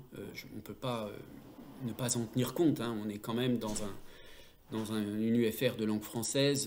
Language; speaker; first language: French; native; French